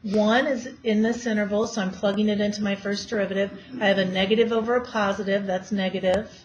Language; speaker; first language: English; native; English